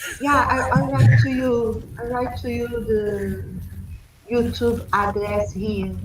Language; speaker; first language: English; non-native, learner; Portuguese